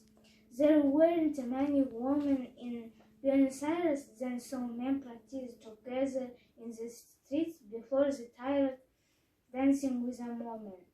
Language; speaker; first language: English; non-native, learner; Kazakh